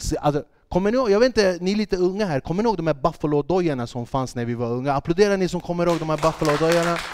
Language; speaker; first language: Swedish; early bilingual, other home language; Kurdish